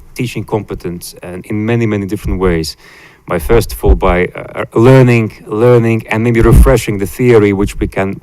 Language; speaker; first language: English; non-native, fluent; Latvian